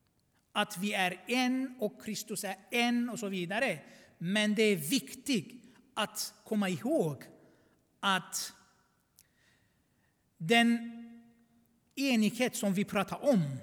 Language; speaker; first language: Swedish; non-native, fluent; Armenian